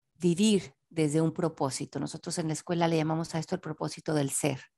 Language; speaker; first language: Spanish; native; Spanish